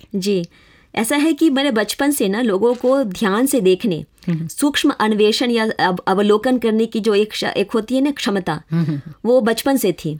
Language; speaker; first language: Hindi; non-native, local second language; Maithili